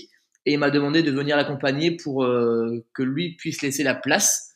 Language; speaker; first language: French; native; French